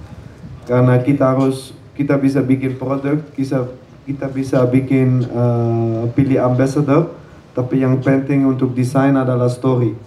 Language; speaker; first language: Indonesian; non-native, learner; Dutch